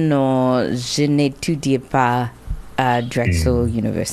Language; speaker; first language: French; non-native, learner; English